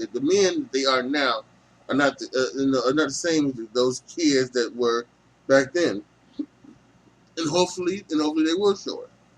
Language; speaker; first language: English; native; English